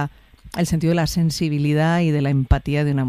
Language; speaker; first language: Spanish; native; Spanish